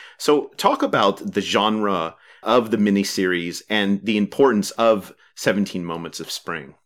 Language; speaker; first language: English; native; English